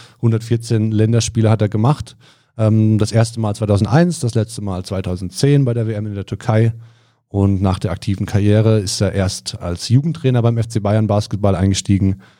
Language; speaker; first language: German; native; German